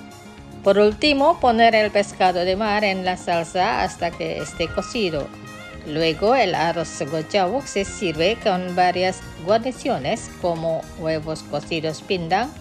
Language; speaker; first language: Spanish; non-native, fluent; Indonesian